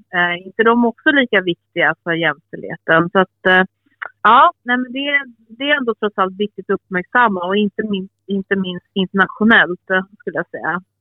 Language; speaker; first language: Swedish; early bilingual, other home language; Albanian